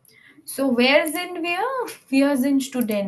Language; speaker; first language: German; non-native, fluent; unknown